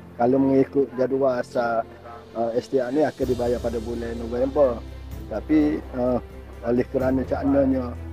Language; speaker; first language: Malay; native; Malay